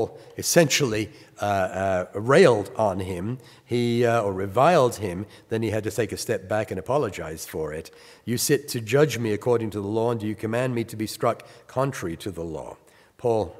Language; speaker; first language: English; native; English